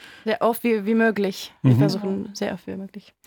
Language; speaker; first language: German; non-native, fluent; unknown